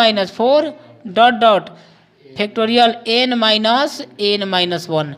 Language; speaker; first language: Hindi; non-native, local second language; Bhojpuri